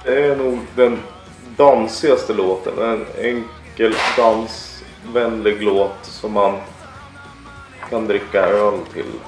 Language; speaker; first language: Swedish; native; Swedish